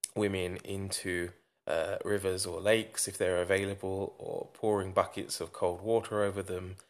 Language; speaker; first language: English; native; English